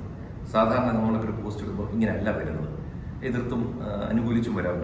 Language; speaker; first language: Malayalam; native; Malayalam